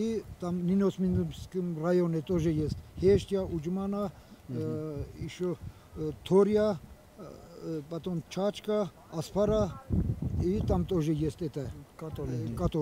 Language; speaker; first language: Russian; non-native, local second language; Turkish